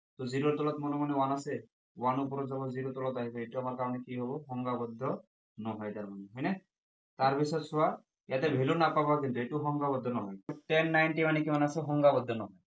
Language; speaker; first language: Assamese; non-native, local second language; Bangla